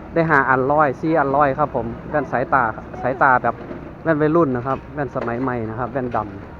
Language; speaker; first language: Thai; native; Thai